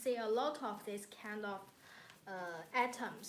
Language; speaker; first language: English; non-native, learner; Chinese